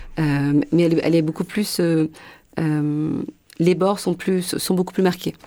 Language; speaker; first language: French; native; French